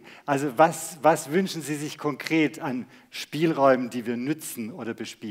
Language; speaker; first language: German; native; German